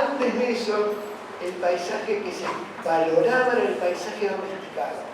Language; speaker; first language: Spanish; native; Spanish